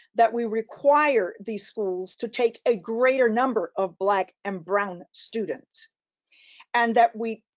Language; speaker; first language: English; early bilingual, other home language; Spanish